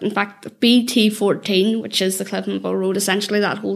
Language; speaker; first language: English; native; English